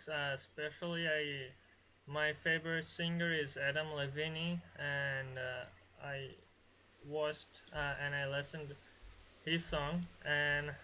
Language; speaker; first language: English; non-native, learner; Bangla